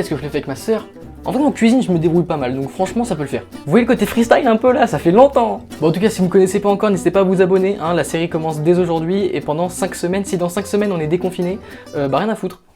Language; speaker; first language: French; native; French